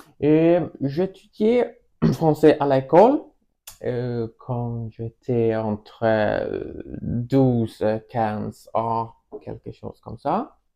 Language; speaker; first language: French; non-native, learner; Swedish